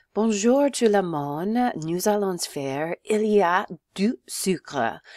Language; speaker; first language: French; non-native, fluent; English